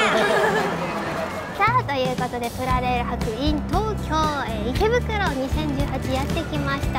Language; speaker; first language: Japanese; native; Japanese